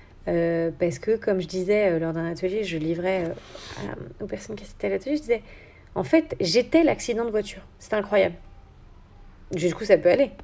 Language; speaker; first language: French; native; French